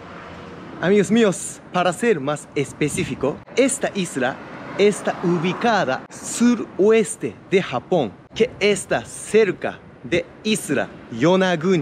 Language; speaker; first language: Spanish; non-native, fluent; Japanese